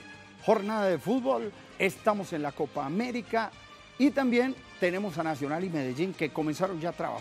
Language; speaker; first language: Spanish; native; Spanish